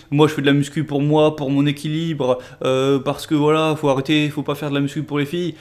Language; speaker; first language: French; native; French